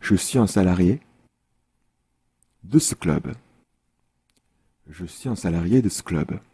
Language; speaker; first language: French; non-native, fluent; Korean